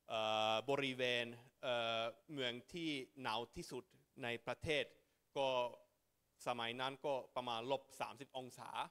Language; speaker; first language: Thai; non-native, fluent; Finnish